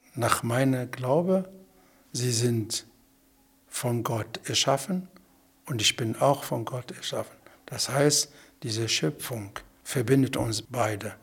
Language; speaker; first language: German; non-native, fluent; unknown